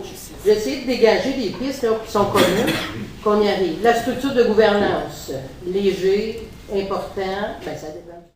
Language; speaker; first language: French; native; French